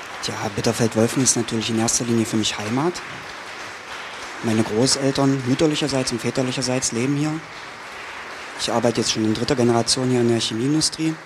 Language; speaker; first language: German; native; German